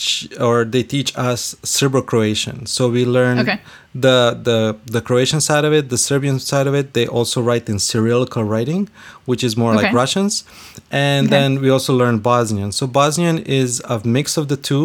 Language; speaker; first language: English; non-native, fluent; Bosnian